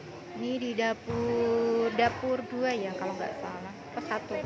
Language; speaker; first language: Indonesian; native; Indonesian